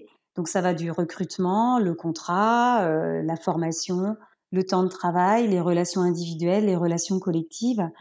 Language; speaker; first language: French; native; French